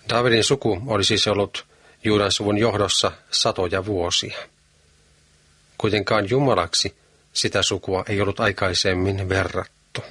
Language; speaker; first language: Finnish; native; Finnish